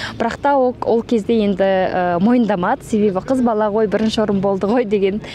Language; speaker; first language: Kazakh; early bilingual, heritage; Kazakh